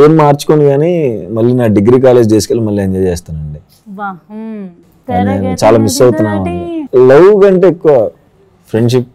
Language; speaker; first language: Telugu; native; Telugu